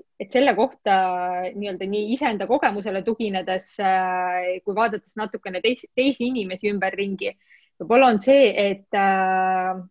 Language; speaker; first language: Estonian; non-native, local second language; Russian